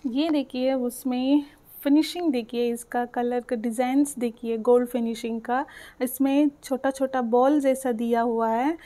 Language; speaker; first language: Hindi; non-native, local second language; Telugu